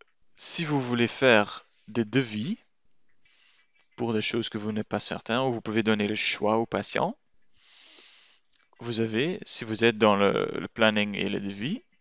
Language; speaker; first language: French; non-native, local second language; Dutch